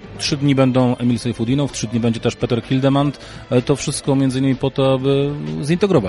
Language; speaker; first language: Polish; native; Polish